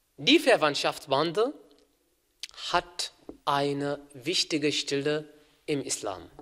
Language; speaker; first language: German; non-native, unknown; Arabic